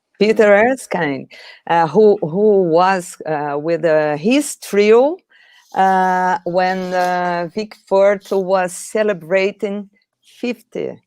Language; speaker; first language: English; non-native, fluent; Portuguese